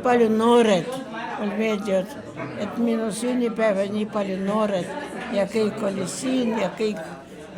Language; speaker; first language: Estonian; non-native, local second language; Russian